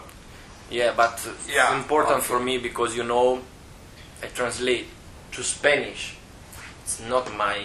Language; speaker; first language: English; non-native, learner; Italian